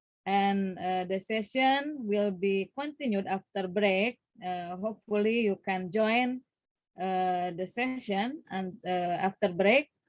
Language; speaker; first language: English; non-native, learner; Indonesian